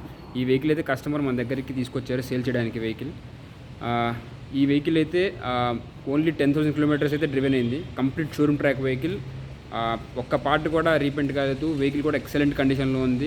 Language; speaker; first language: Telugu; native; Telugu